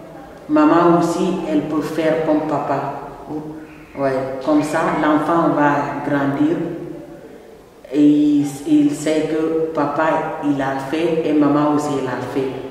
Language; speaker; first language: French; non-native, fluent; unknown